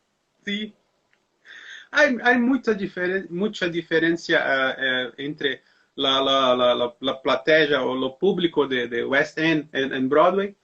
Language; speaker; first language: Spanish; non-native, learner; Portuguese